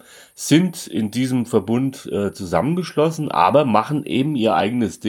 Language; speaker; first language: German; native; German